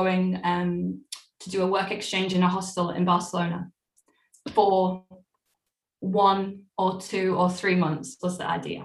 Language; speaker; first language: English; native; English